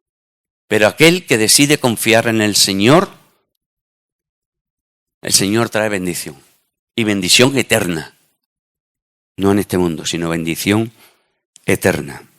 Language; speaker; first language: Spanish; native; Spanish